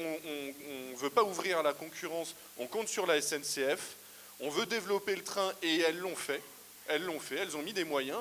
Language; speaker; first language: French; native; French